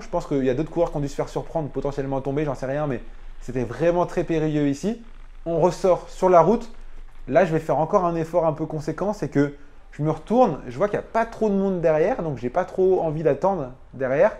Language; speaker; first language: French; native; French